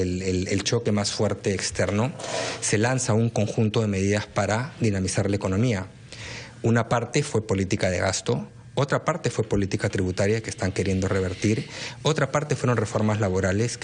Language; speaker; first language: Spanish; native; Spanish